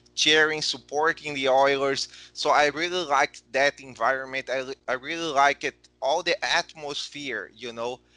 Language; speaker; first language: English; non-native, fluent; Portuguese